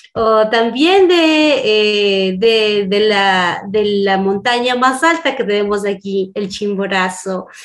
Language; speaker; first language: Spanish; non-native, local second language; Quechua